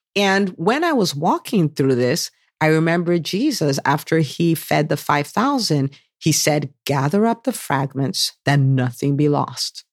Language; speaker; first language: English; non-native, local second language; Yoruba